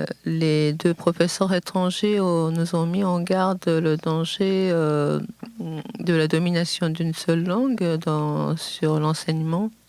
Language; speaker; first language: French; non-native, fluent; Japanese